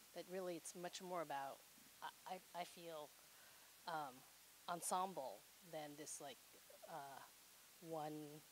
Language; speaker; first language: English; native; English